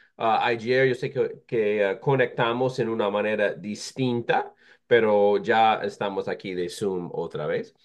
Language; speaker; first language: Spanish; non-native, fluent; English